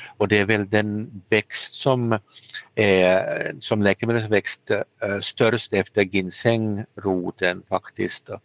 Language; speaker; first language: Swedish; native; Swedish